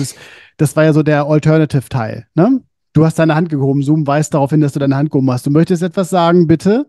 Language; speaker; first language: German; native; German